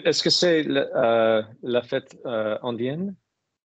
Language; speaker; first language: French; non-native, learner; English